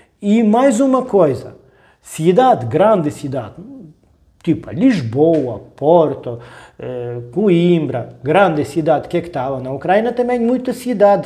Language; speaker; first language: Portuguese; non-native, learner; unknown